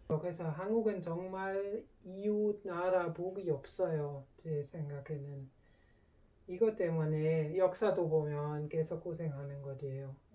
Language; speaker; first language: Korean; non-native, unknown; German